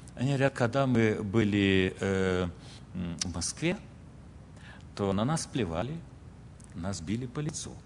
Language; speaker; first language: Russian; early bilingual, other home language; Ukrainian